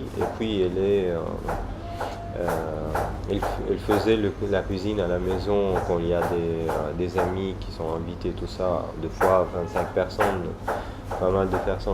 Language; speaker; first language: French; non-native, learner; Arabic